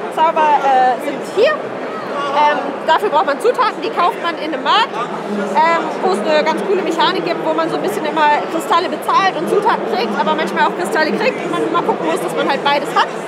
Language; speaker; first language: German; native; German